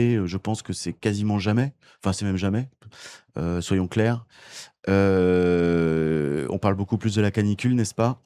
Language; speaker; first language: French; native; French